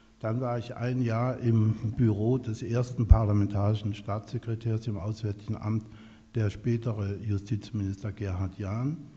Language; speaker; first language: German; native; German